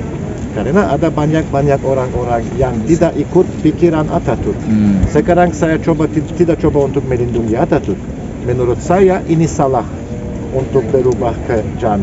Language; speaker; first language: Indonesian; non-native, learner; Turkish